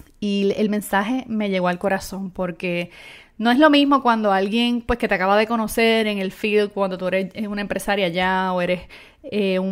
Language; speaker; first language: Spanish; native; Spanish